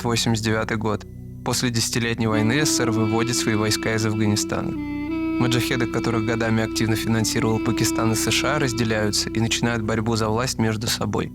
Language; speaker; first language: Russian; native; Russian